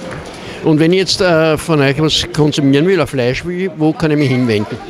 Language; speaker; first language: German; native; German